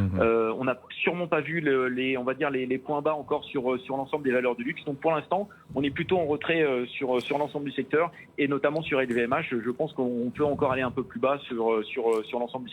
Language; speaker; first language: French; native; French